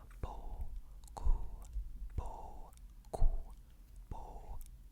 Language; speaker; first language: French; non-native, fluent; English